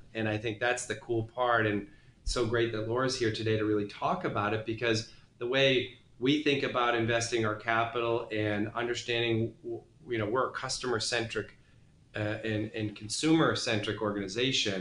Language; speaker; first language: English; native; English